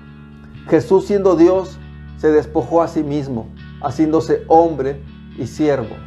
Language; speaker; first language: Spanish; native; Spanish